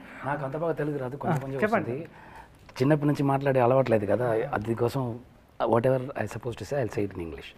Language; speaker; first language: Telugu; non-native, learner; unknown